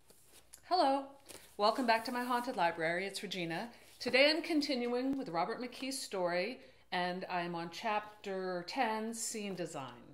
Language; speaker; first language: English; native; English